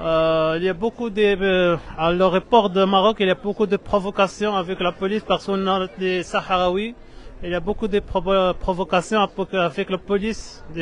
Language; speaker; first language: French; non-native, learner; Arabic